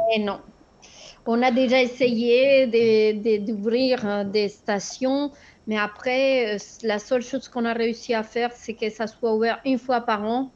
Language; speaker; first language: French; non-native, fluent; Spanish